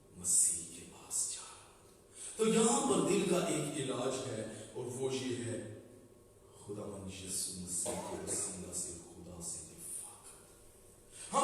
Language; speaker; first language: Urdu; non-native, local second language; Punjabi